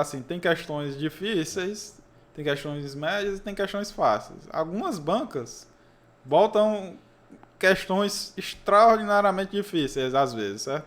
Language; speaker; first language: Portuguese; native; Portuguese